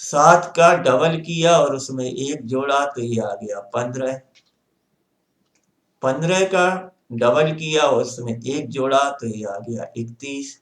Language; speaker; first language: Hindi; native; Hindi